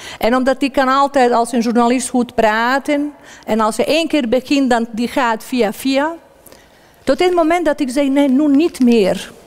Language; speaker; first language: Dutch; non-native, fluent; Bosnian